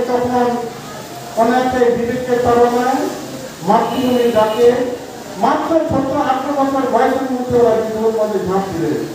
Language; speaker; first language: Bangla; non-native, local second language; Santali